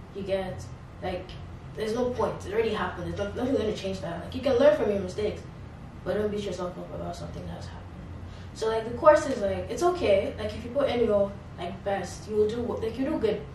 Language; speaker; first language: English; non-native, local second language; Yoruba